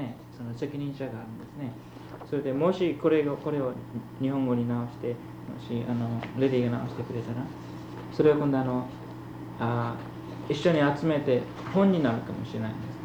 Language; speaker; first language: Japanese; early bilingual, heritage; Japanese